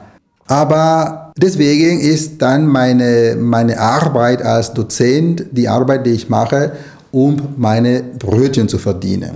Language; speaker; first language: German; non-native, fluent; Spanish